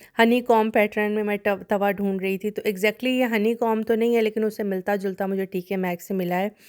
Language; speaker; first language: Urdu; non-native, local second language; Punjabi